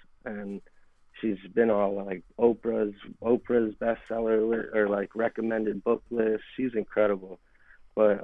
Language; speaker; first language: English; native; English